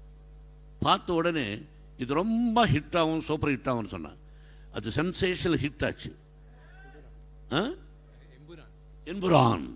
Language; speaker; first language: Tamil; non-native, learner; Telugu